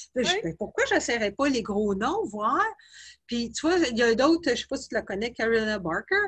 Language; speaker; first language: French; native; French